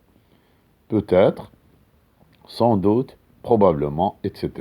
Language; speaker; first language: French; non-native, local second language; Arabic